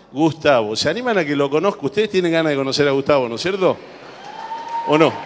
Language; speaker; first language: Spanish; native; Spanish